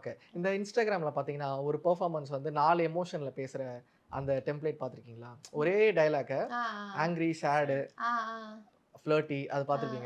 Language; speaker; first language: Tamil; native; Tamil